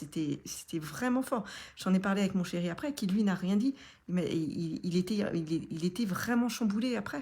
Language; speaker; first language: French; native; French